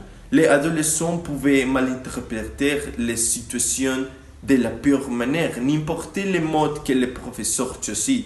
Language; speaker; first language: French; non-native, learner; Spanish